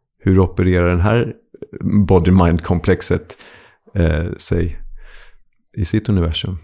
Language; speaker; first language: Swedish; native; Swedish